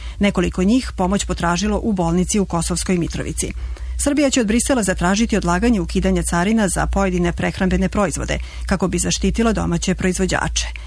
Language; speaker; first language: Croatian; native; Croatian